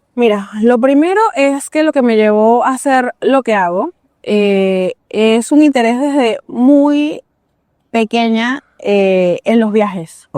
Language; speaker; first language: Spanish; native; Spanish